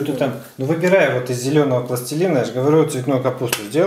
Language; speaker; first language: Russian; native; Russian